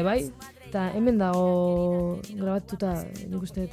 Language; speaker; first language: Basque; non-native, local second language; Spanish